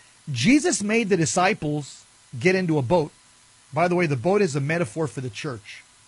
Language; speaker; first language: English; native; English